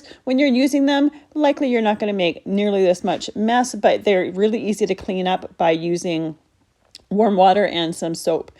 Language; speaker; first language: English; native; English